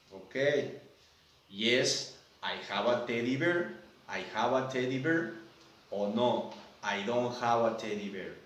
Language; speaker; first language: English; non-native, fluent; Spanish